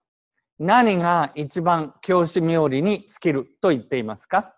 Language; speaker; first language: Japanese; native; Japanese